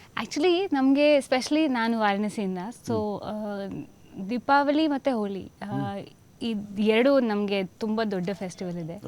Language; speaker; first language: Kannada; non-native, fluent; Hindi